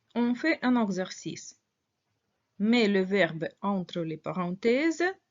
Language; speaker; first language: French; non-native, fluent; Russian